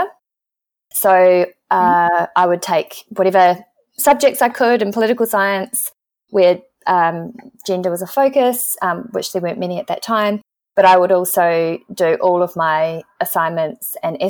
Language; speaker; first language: English; native; English